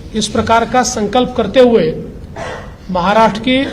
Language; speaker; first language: Hindi; non-native, local second language; Marathi